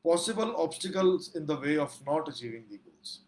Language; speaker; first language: English; non-native, local second language; Punjabi